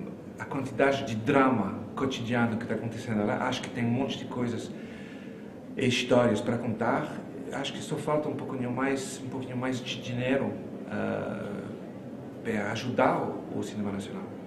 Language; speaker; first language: Portuguese; non-native, fluent; French